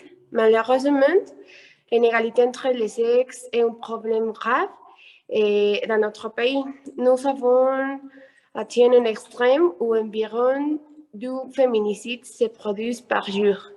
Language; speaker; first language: French; non-native, learner; Spanish